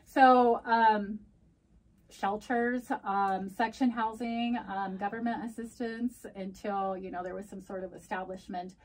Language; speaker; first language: English; early bilingual, other home language; Spanish